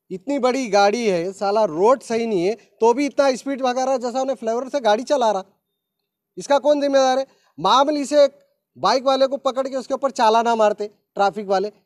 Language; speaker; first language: Hindi; native; Hindi